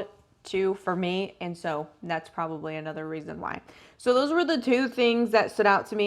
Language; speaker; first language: English; native; English